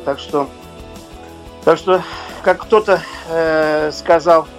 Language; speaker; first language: Russian; native; Russian